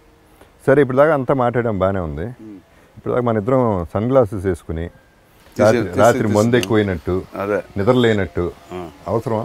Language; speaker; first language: Telugu; native; Telugu